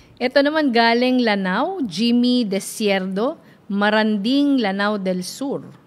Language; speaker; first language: Filipino; non-native, local second language; Bikol